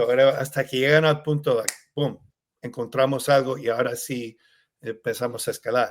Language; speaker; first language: Spanish; early bilingual, heritage; Spanish